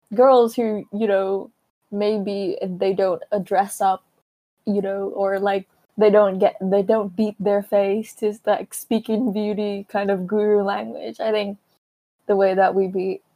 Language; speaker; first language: English; non-native, local second language; Filipino